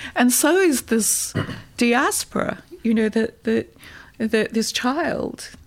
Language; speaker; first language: English; native; English